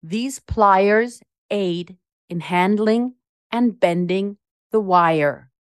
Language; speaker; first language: English; non-native, fluent; German